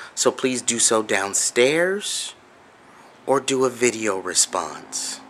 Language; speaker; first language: English; native; English